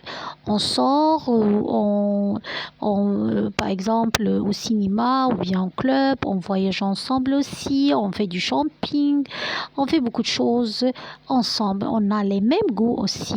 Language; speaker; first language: French; non-native, fluent; Arabic